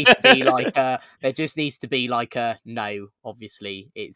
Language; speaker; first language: English; native; English